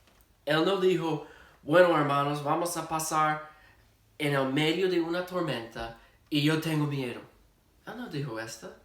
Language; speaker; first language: Spanish; non-native, fluent; English